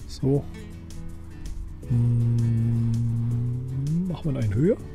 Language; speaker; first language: German; native; German